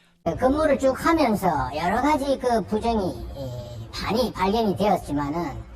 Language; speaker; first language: Korean; native; Korean